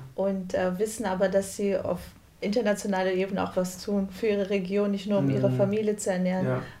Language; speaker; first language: German; non-native, fluent; Portuguese